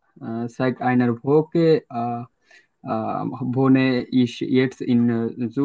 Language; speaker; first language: German; non-native, learner; Bangla